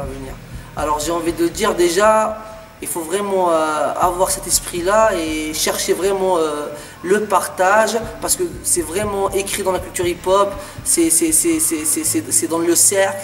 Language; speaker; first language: French; non-native, local second language; Arabic